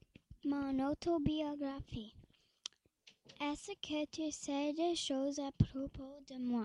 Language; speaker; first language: French; non-native, local second language; English